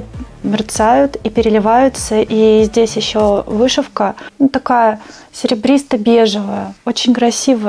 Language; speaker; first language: Russian; native; Russian